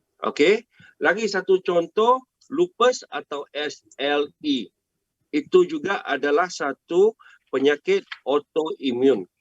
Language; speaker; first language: Malay; non-native, local second language; Chinese